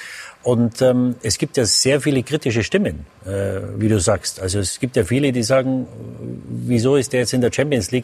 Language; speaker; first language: German; native; German